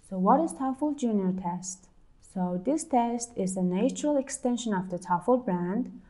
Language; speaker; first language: English; non-native, fluent; Mongolian